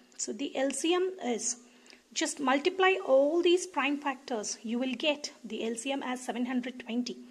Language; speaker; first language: English; non-native, local second language; Tamil